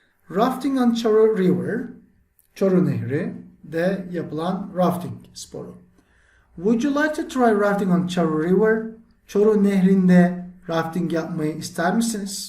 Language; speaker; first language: English; non-native, fluent; Turkish